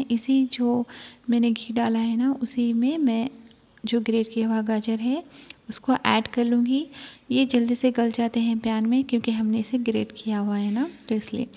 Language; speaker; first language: Hindi; non-native, local second language; Urdu